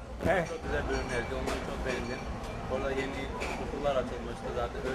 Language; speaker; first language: Turkish; early bilingual, heritage; Turkish